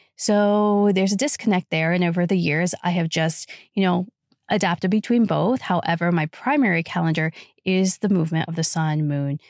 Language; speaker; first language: English; native; English